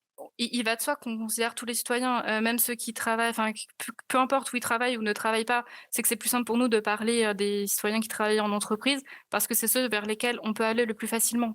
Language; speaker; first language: French; native; French